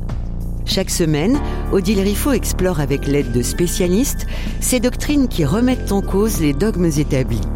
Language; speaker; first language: French; native; French